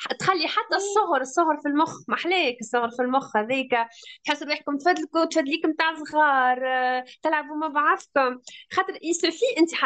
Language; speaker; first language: Arabic; native; Arabic